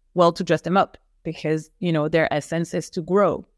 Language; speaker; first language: English; non-native, fluent; French